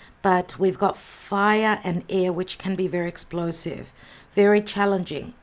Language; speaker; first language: English; native; English